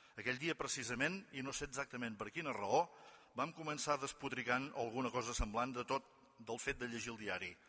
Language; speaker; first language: Catalan; native; Catalan